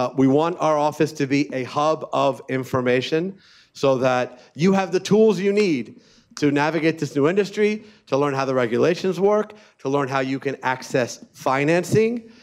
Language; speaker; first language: English; native; English